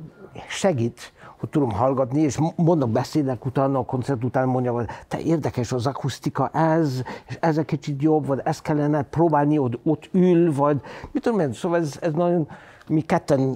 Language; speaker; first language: Hungarian; non-native, learner; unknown